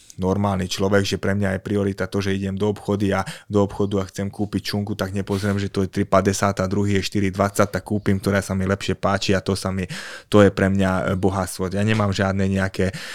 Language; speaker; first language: Slovak; non-native, local second language; Hungarian